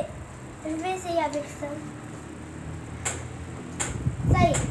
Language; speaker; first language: French; non-native, local second language; Arabic